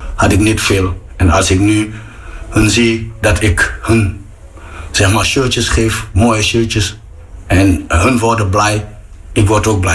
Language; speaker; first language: Dutch; non-native, fluent; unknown